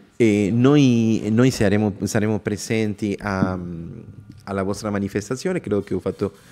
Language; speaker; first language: Italian; non-native, fluent; Spanish